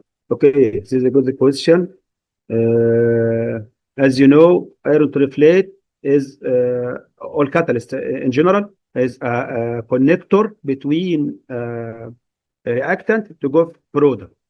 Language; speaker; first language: English; non-native, fluent; Arabic